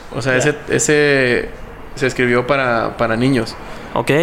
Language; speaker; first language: Spanish; native; Spanish